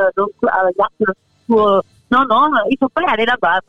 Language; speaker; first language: French; non-native, fluent; Spanish